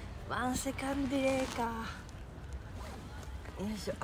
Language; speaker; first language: Japanese; non-native, fluent; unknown